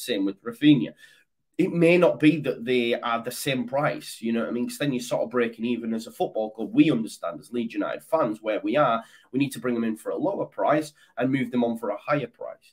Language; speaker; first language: English; native; English